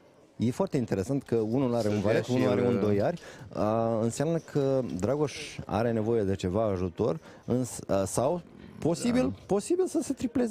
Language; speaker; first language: Romanian; native; Romanian